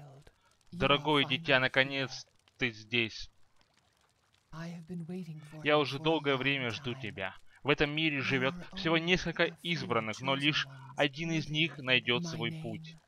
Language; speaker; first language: Russian; native; Russian